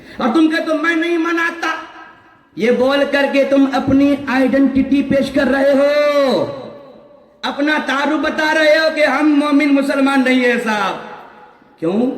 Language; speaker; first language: Urdu; native; Urdu